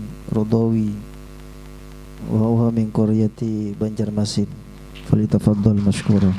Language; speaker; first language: Arabic; non-native, fluent; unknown